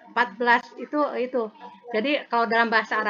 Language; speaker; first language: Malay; non-native, local second language; Sundanese